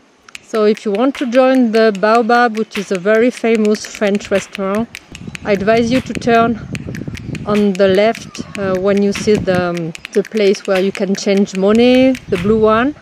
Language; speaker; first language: English; non-native, fluent; French